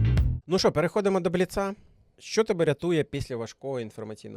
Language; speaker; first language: Ukrainian; native; Ukrainian